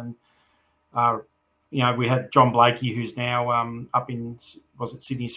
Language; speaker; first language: English; native; English